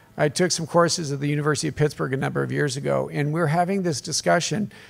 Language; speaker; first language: English; native; English